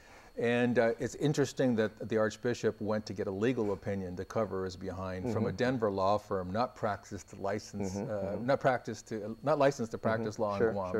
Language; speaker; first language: English; native; English